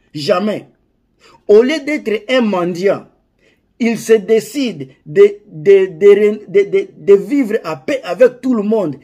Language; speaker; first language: French; non-native, local second language; Lingala